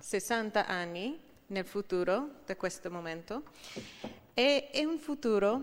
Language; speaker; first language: Italian; non-native, fluent; English